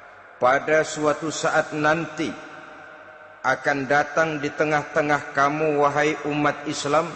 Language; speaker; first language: Indonesian; native; Indonesian